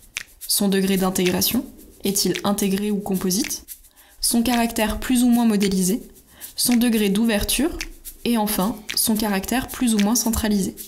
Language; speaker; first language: French; native; French